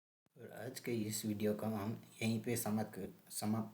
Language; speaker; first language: Hindi; native; Hindi